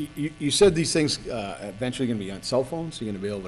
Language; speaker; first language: English; native; English